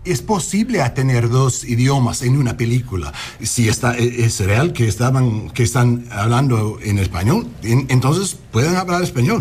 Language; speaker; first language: Spanish; early bilingual, heritage; English